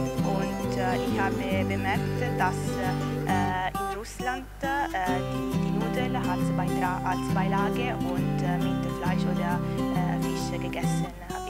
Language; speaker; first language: German; non-native, learner; Italian